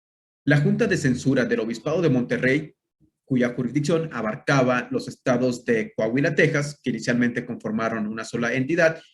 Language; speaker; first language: Spanish; native; Spanish